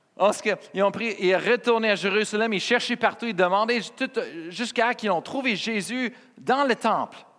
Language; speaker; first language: French; non-native, fluent; English